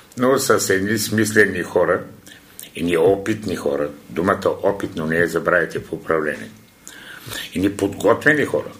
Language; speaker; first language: Bulgarian; non-native, local second language; Turkish